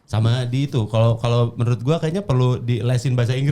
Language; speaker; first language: Indonesian; native; Indonesian